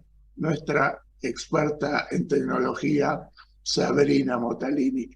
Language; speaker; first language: Spanish; native; Spanish